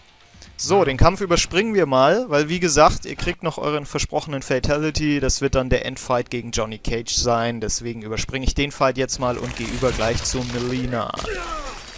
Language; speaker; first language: German; native; German